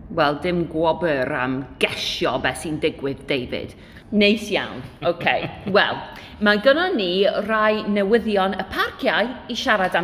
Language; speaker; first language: Welsh; non-native, learner; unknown